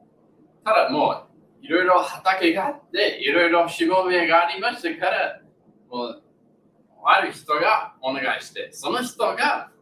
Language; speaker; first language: Japanese; non-native, learner; English